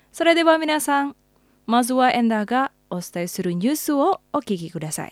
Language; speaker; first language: Japanese; non-native, fluent; Indonesian